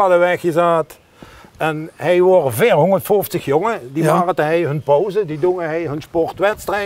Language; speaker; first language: Dutch; native; Dutch